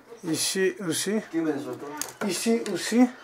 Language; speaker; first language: French; non-native, learner; Spanish